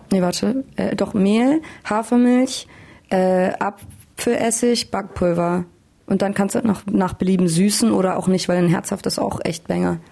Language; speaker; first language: German; native; German